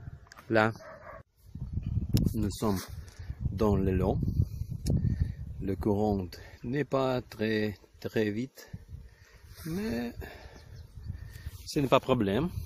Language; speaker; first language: French; non-native, learner; Ukrainian